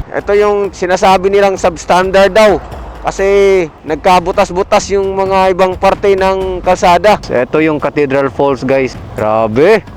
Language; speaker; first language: Filipino; non-native, local second language; Cebuano